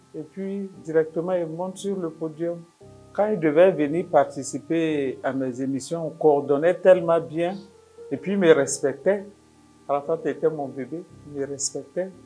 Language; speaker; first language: French; non-native, local second language; Dyula